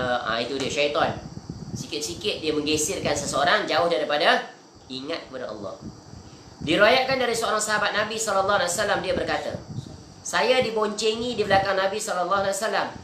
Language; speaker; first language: Malay; native; Malay